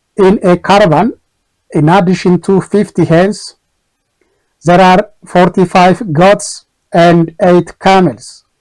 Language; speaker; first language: English; non-native, local second language; Amharic